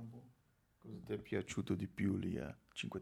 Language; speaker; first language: Italian; non-native, fluent; Portuguese